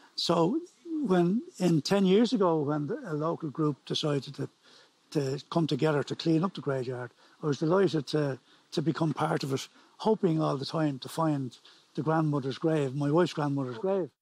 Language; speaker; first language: English; native; English